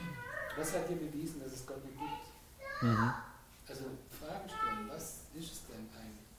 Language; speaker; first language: German; native; German